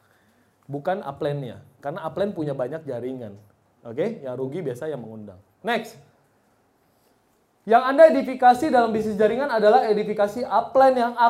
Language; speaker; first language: Indonesian; native; Indonesian